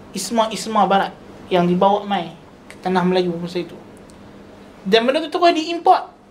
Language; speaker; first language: Malay; native; Malay